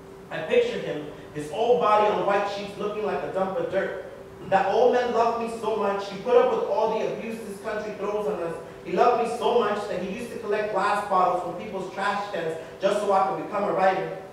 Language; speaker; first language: English; early bilingual, other home language; Spanish